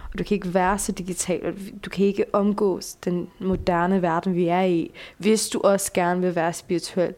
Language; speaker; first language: Danish; early bilingual, other home language; Bulgarian